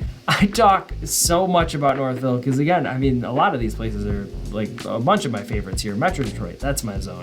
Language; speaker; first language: English; native; English